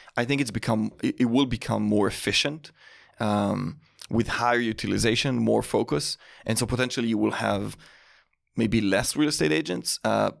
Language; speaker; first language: English; non-native, fluent; Hebrew